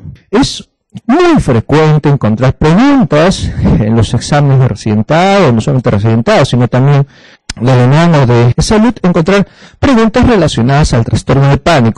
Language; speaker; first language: Spanish; native; Spanish